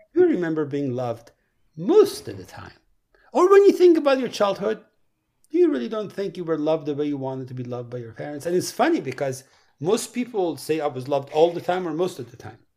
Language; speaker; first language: English; non-native, fluent; Persian